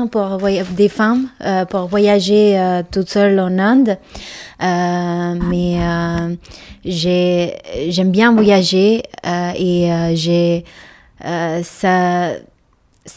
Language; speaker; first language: French; non-native, learner; Malayalam